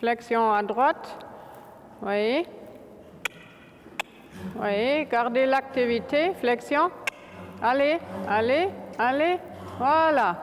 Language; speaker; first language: French; non-native, fluent; German